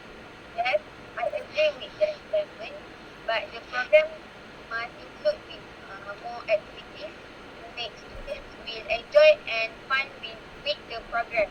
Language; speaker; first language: English; non-native, local second language; Malay